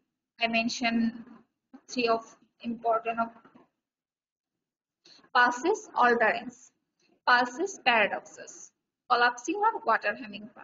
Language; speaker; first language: English; non-native, local second language; Bangla